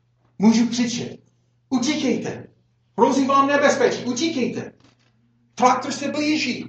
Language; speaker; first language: Czech; non-native, fluent; English